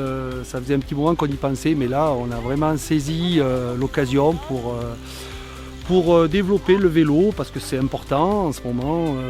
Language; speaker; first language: French; native; French